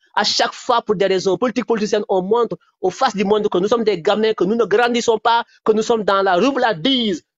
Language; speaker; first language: French; non-native, local second language; Wolof